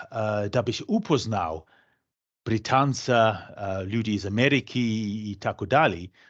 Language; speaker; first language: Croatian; non-native, fluent; English